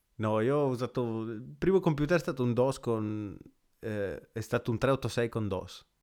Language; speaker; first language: Italian; native; Italian